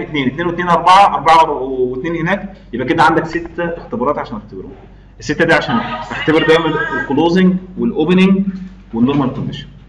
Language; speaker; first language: Arabic; native; Arabic